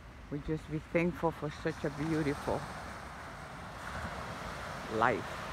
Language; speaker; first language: English; non-native, fluent; Spanish